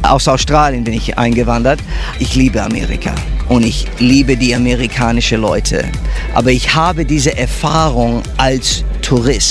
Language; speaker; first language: German; early bilingual, heritage; English